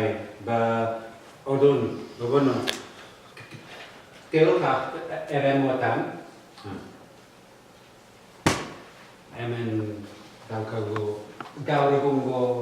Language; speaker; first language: Basque; non-native, learner; English